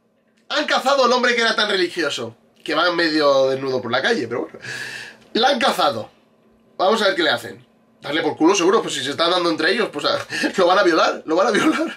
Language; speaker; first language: Spanish; native; Spanish